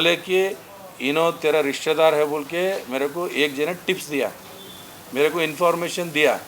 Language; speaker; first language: Hindi; non-native, local second language; Kannada